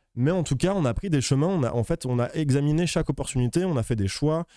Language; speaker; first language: French; native; French